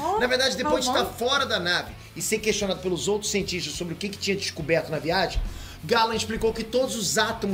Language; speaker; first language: Portuguese; native; Portuguese